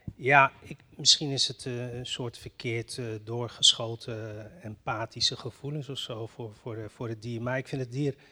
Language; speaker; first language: Dutch; early bilingual, other home language; Riffian